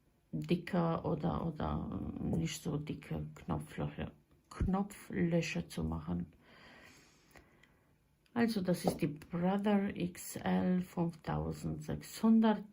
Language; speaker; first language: German; non-native, fluent; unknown